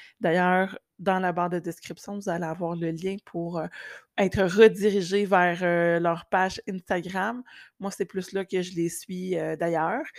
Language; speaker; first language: French; native; French